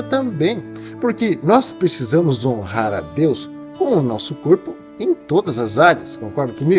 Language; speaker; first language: Portuguese; native; Portuguese